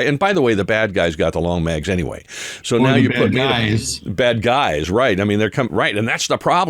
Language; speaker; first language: English; native; English